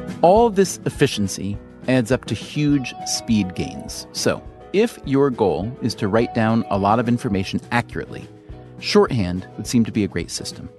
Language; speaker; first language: English; native; English